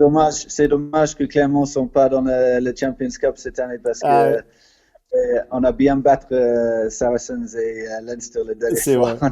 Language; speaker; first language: French; non-native, fluent; English